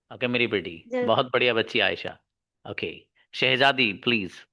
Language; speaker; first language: Hindi; native; Hindi